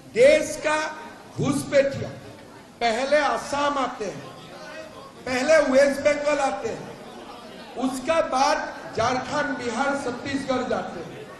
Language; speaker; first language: Hindi; non-native, local second language; Assamese